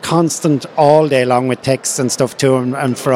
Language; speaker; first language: English; native; English